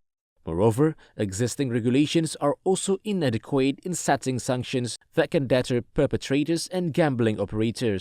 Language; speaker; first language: English; non-native, fluent; Indonesian